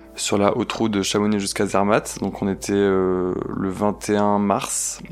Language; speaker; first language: French; native; French